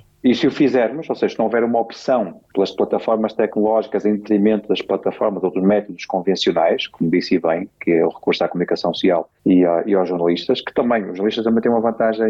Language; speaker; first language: Portuguese; native; Portuguese